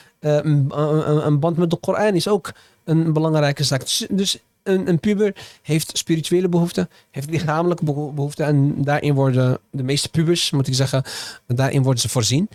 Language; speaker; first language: Dutch; early bilingual, other home language; Arabic